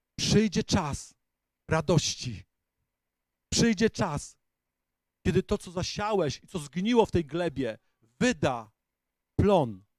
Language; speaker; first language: Polish; native; Polish